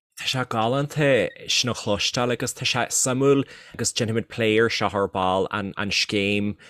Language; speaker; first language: Irish; native; Irish